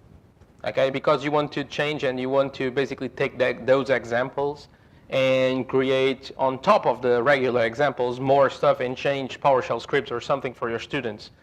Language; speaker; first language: English; non-native, fluent; Portuguese